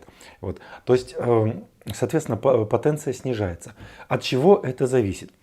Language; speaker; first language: Russian; native; Russian